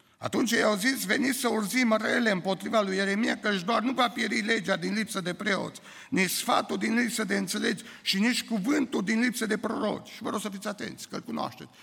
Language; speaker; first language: Romanian; native; Romanian